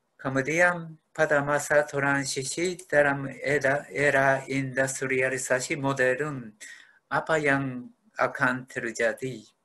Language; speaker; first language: Indonesian; non-native, fluent; Japanese